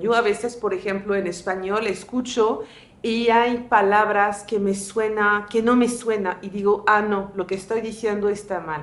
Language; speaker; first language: Spanish; non-native, fluent; French